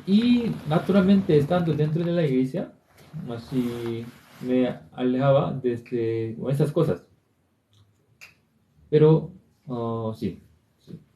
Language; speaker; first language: Spanish; non-native, learner; Korean